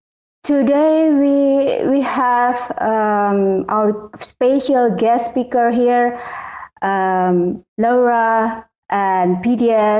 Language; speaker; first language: English; non-native, learner; Indonesian